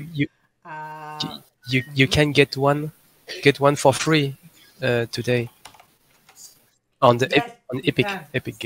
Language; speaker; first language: English; non-native, learner; French